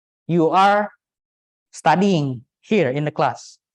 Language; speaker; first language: English; non-native, fluent; Indonesian